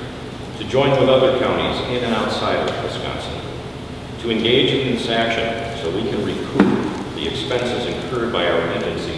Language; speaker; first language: English; native; English